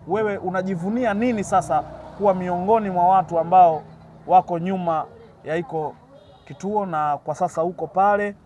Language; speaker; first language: Swahili; native; Swahili